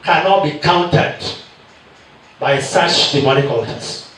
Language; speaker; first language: English; non-native, local second language; Swahili